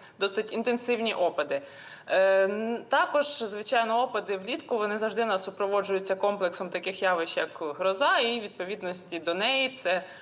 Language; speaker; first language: Ukrainian; native; Ukrainian